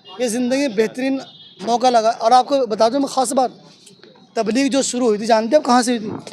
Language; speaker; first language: Hindi; native; Hindi